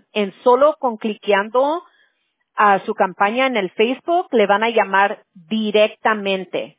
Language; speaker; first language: Spanish; early bilingual, heritage; Spanish